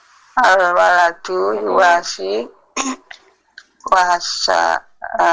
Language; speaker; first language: Arabic; non-native, learner; Indonesian